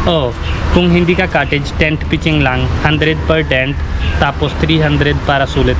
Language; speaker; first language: Filipino; non-native, learner; Hindi